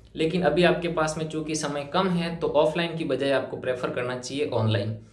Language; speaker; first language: Hindi; native; Hindi